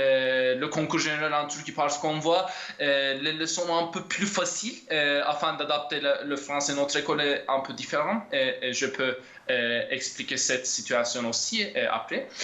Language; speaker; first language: French; non-native, fluent; Turkish